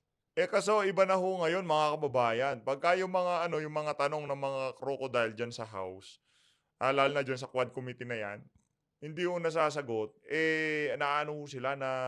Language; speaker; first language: Filipino; native; Filipino